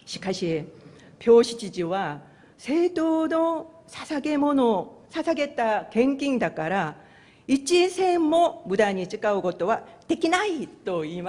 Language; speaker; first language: Japanese; non-native, fluent; Korean